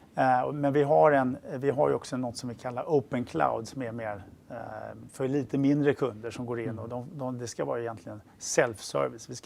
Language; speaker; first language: Swedish; native; Swedish